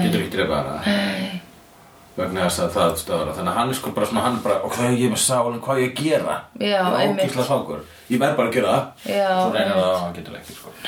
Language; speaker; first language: Icelandic; non-native, fluent; Italian